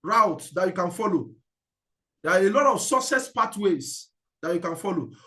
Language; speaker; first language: English; non-native, local second language; Yoruba